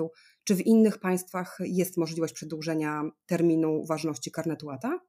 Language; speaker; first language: Polish; native; Polish